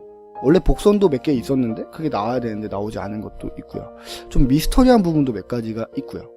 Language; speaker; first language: Korean; native; Korean